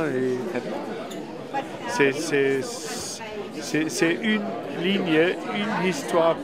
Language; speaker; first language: French; non-native, learner; German